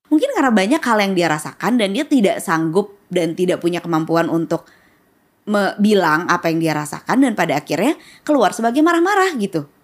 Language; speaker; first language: Indonesian; native; Indonesian